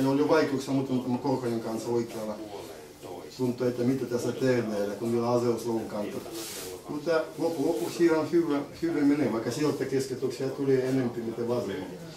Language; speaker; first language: Finnish; non-native, learner; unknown